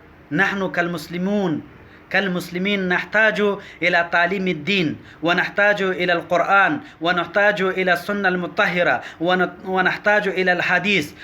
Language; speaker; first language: Arabic; non-native, learner; Pashto